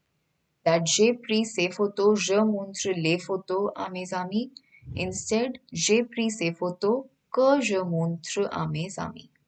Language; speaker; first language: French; non-native, fluent; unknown